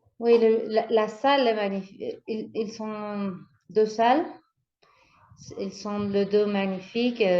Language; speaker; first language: French; non-native, learner; Spanish